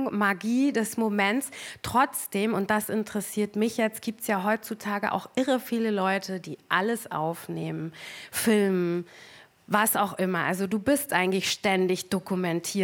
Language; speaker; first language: German; native; German